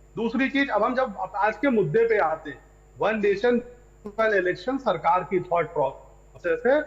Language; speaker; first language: Hindi; native; Hindi